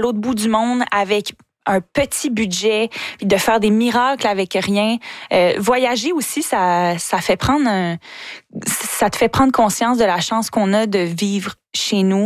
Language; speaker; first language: French; native; French